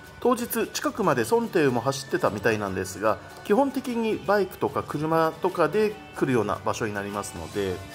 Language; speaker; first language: Japanese; native; Japanese